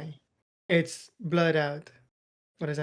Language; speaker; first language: English; native; English